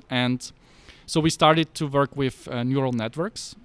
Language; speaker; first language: English; non-native, fluent; German